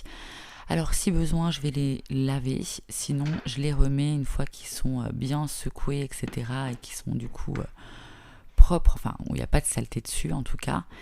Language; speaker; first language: French; native; French